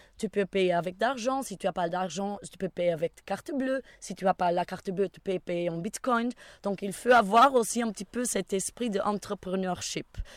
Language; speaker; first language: French; non-native, fluent; Portuguese